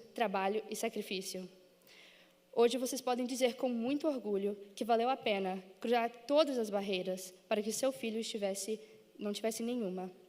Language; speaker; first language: Portuguese; early bilingual, other home language; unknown